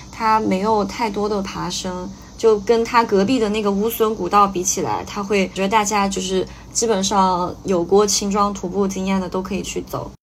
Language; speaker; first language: Chinese; native; Chinese